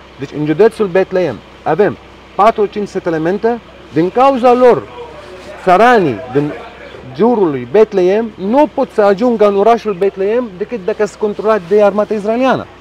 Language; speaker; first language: Romanian; non-native, fluent; Arabic